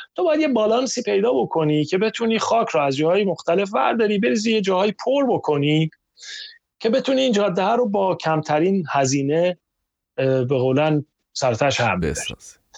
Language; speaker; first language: Persian; native; Persian